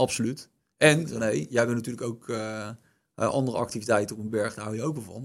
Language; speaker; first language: Dutch; native; Dutch